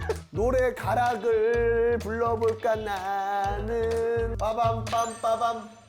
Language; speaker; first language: Korean; native; Korean